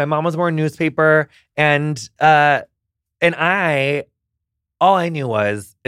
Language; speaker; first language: English; native; English